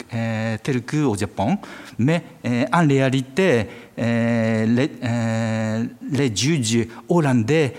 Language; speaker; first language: French; non-native, fluent; Japanese